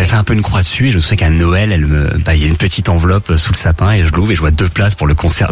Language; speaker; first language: French; native; French